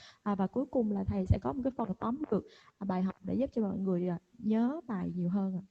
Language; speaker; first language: Vietnamese; native; Vietnamese